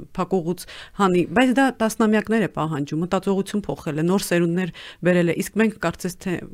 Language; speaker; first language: Armenian; native; Armenian